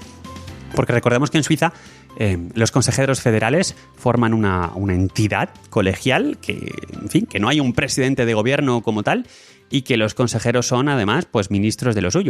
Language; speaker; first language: Spanish; native; Spanish